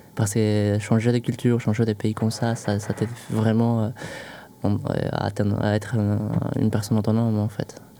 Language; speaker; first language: French; non-native, fluent; Spanish